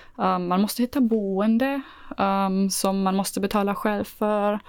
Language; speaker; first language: Swedish; non-native, fluent; German